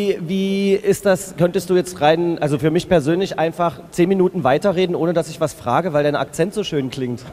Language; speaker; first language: German; native; German